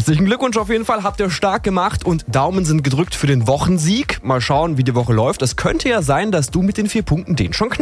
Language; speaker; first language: German; native; German